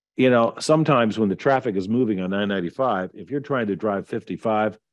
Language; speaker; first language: English; native; English